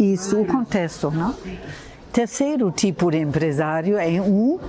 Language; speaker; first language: Portuguese; non-native, fluent; German